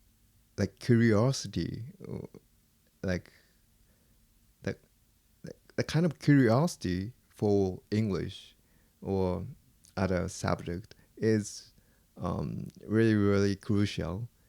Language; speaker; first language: English; non-native, fluent; Japanese